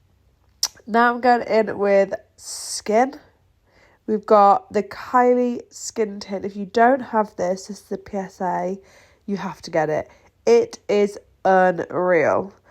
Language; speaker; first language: English; native; English